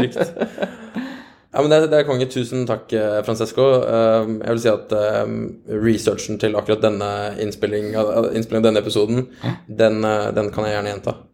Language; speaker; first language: Norwegian; native; Norwegian